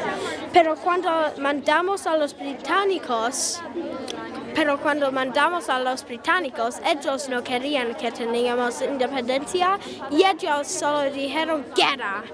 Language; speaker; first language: Spanish; non-native, learner; English